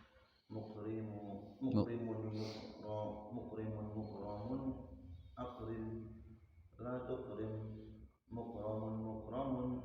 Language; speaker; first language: Arabic; non-native, learner; Indonesian